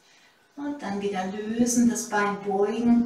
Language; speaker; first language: German; native; German